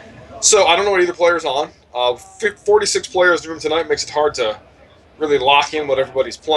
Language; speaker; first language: English; native; English